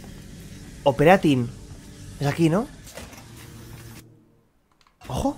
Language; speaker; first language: Spanish; native; Spanish